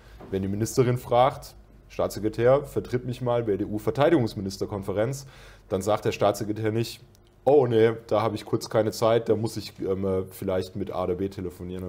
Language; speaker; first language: German; native; German